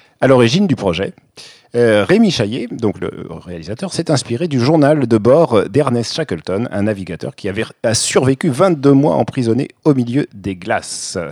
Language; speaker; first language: French; native; French